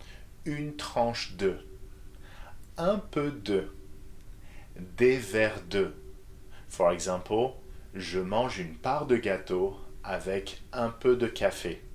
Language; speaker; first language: French; non-native, fluent; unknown